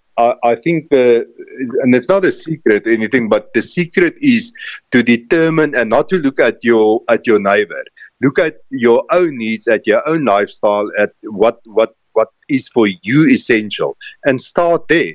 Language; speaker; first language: English; non-native, local second language; Afrikaans